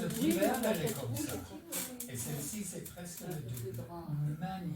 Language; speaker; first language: French; non-native, fluent; English